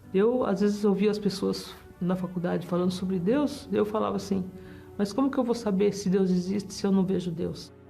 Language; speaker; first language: Portuguese; early bilingual, other home language; German